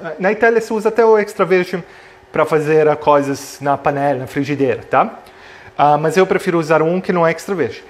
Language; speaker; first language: Portuguese; non-native, fluent; Italian